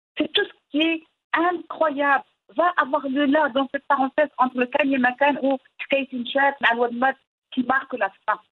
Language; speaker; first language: French; non-native, local second language; Arabic